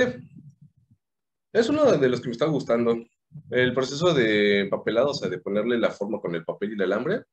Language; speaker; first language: Spanish; native; Spanish